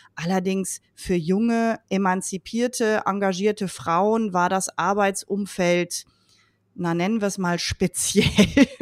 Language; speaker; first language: German; native; German